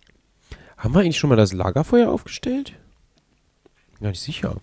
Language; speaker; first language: German; native; German